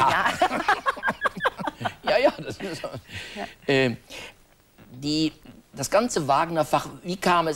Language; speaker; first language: German; native; German